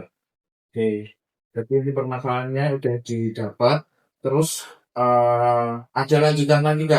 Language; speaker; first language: Indonesian; native; Indonesian